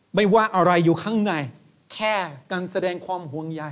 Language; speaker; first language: Thai; non-native, fluent; English